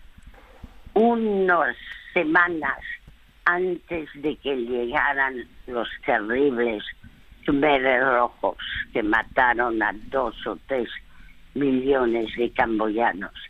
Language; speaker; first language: Spanish; early bilingual, other home language; French